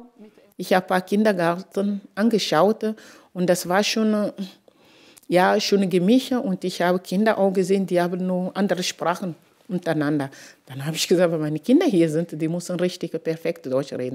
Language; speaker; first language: German; non-native, fluent; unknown